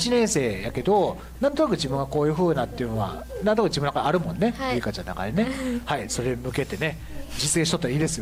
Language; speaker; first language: Japanese; native; Japanese